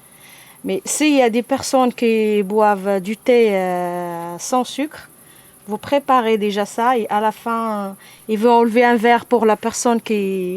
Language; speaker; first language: French; non-native, fluent; Arabic